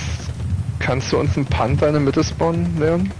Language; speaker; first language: German; native; German